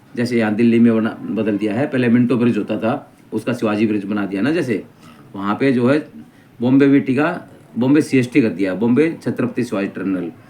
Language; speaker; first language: Hindi; native; Hindi